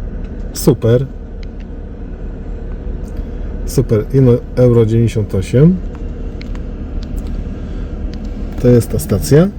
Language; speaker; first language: Polish; native; Polish